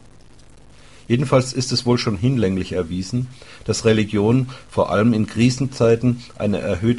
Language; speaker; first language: German; native; German